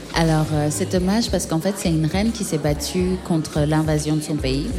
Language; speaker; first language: French; native; French